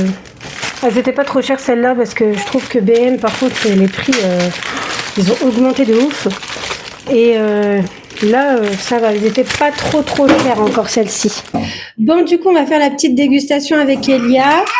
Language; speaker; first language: French; native; French